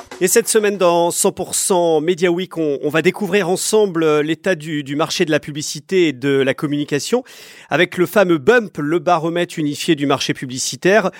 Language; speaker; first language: French; native; French